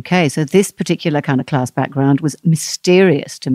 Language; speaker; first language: English; non-native, fluent; French